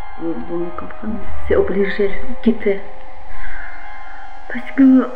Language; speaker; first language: French; non-native, learner; Russian